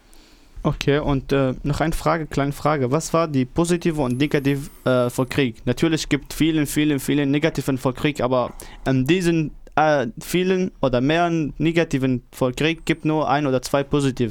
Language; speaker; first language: German; non-native, learner; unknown